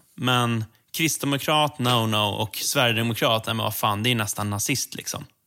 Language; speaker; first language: Swedish; native; Swedish